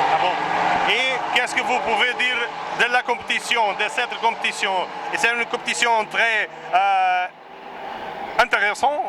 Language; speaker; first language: French; non-native, learner; Portuguese